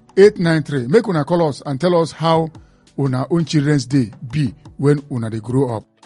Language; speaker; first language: Nigerian Pidgin; non-native, local second language; Igbo